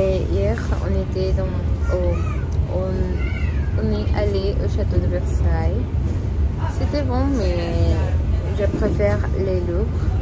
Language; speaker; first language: French; non-native, learner; Spanish